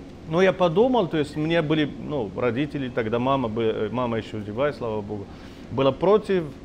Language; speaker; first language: Russian; non-native, fluent; Arabic